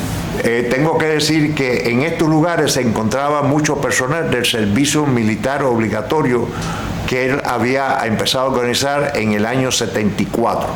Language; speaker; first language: Spanish; native; Spanish